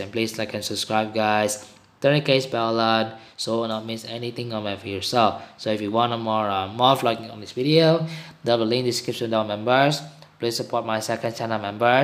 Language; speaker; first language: English; non-native, learner; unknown